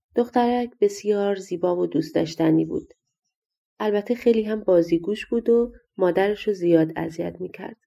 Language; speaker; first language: Persian; native; Persian